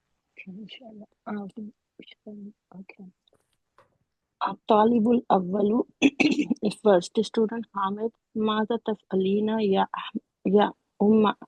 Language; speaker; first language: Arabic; non-native, learner; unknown